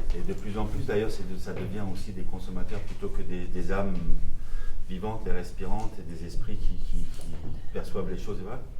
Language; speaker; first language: French; non-native, local second language; Armenian